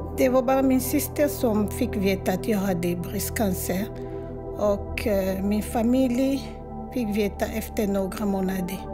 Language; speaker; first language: Swedish; non-native, fluent; Lingala